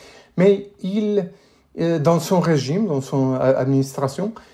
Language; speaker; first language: French; non-native, fluent; English